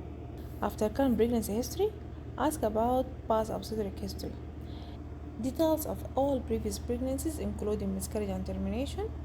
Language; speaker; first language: English; non-native, local second language; Arabic